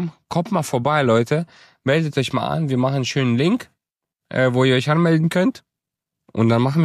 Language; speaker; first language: German; early bilingual, other home language; Romanian